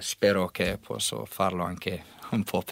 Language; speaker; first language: Italian; non-native, learner; English